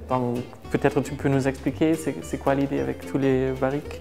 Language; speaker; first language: French; non-native, fluent; German